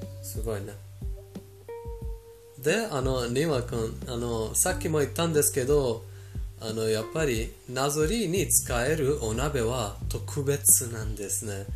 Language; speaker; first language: Japanese; non-native, fluent; Persian